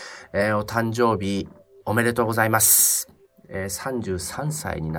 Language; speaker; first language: Japanese; native; Japanese